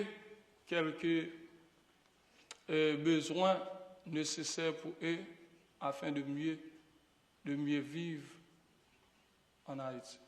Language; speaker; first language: French; non-native, local second language; Haitian Creole